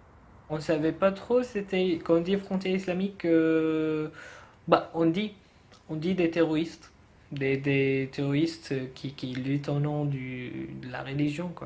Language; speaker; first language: French; non-native, fluent; Arabic